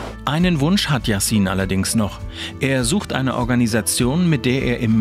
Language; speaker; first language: German; native; German